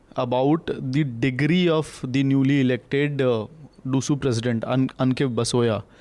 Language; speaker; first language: English; non-native, local second language; Hindi